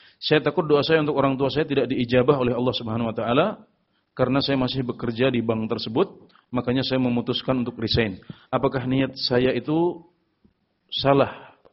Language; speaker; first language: Indonesian; native; Indonesian